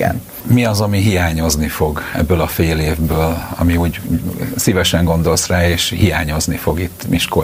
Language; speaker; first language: Hungarian; native; Hungarian